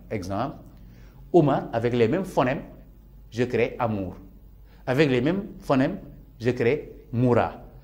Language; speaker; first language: French; non-native, local second language; Serer